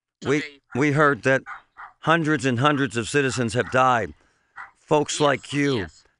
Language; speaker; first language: English; native; English